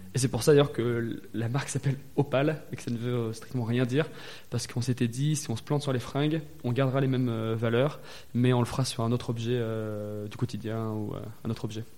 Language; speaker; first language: French; native; French